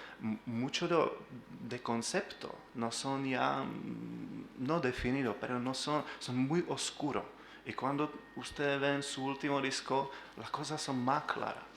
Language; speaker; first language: Spanish; non-native, learner; Czech